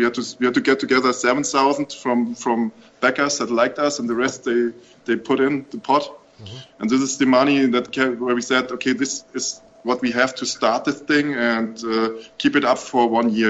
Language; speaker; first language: English; non-native, fluent; German